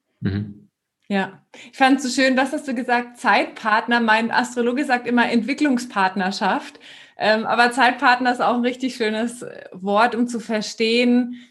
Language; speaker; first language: German; native; German